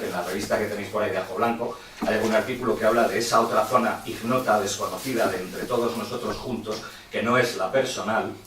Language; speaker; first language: Spanish; native; Spanish